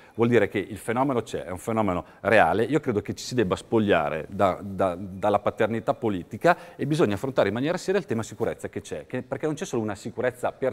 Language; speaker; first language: Italian; native; Italian